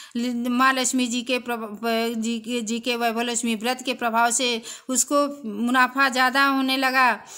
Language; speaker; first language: Hindi; native; Hindi